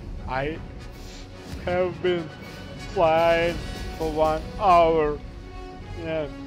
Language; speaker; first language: English; non-native, learner; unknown